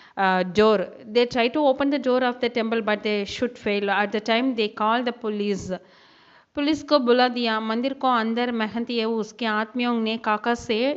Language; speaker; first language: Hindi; non-native, local second language; Tamil